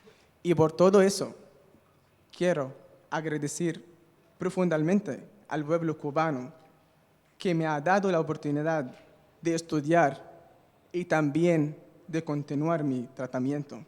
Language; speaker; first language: Spanish; non-native, fluent; Arabic